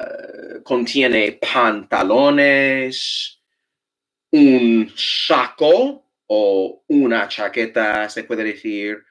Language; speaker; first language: Spanish; non-native, fluent; English